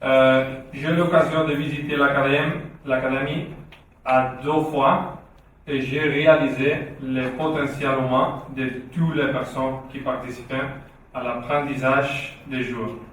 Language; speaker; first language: French; non-native, learner; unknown